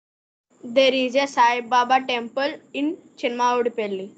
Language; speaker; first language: English; non-native, learner; Telugu